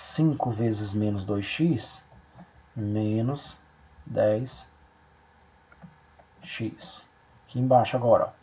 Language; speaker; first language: Portuguese; native; Portuguese